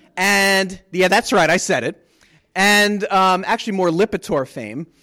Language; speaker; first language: English; native; English